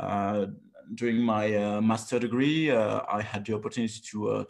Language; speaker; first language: English; non-native, fluent; French